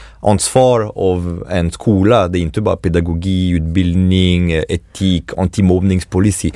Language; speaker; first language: Swedish; non-native, fluent; French